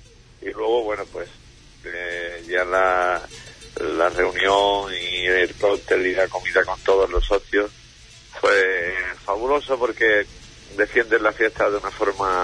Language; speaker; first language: Spanish; native; Spanish